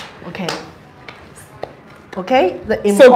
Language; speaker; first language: English; non-native, learner; Chinese